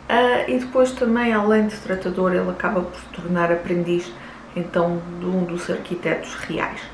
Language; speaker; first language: Portuguese; native; Portuguese